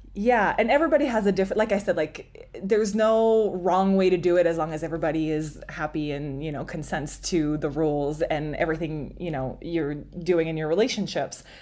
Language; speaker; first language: English; non-native, fluent; French